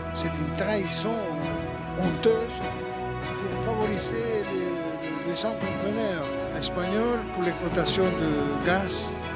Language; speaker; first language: French; non-native, fluent; Spanish